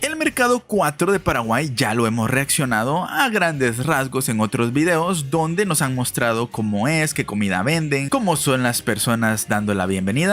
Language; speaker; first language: Spanish; native; Spanish